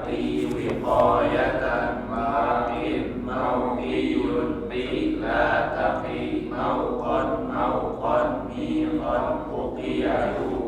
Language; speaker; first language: Arabic; non-native, learner; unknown